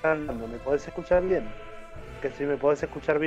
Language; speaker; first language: Spanish; native; Spanish